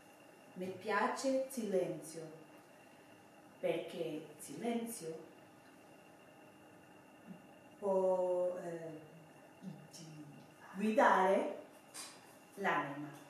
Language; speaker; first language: Italian; non-native, learner; Swedish